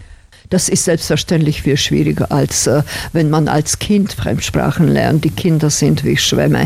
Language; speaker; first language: German; non-native, fluent; Slovak